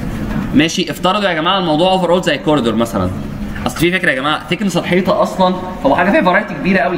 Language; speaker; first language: Arabic; native; Arabic